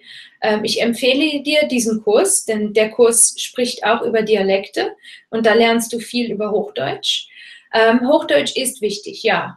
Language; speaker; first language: German; non-native, fluent; English